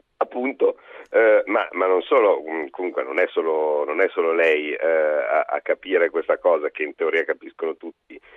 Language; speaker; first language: Italian; native; Italian